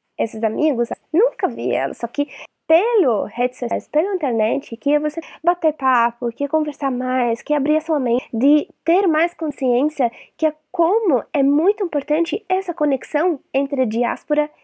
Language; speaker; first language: Portuguese; non-native, fluent; Arabic